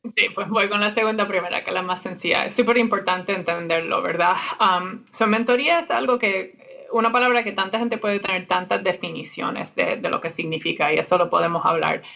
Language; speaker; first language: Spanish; non-native, fluent; English